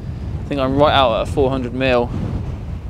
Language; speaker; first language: English; native; English